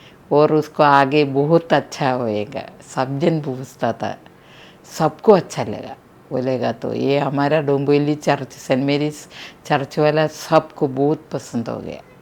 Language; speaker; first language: Hindi; non-native, local second language; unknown